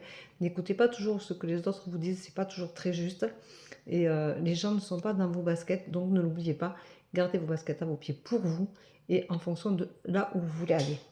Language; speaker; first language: French; native; French